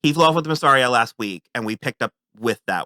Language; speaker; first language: English; native; English